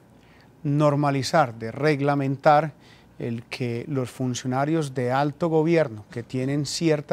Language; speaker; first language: Spanish; native; Spanish